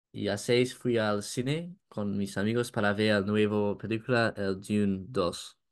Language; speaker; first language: Spanish; non-native, learner; English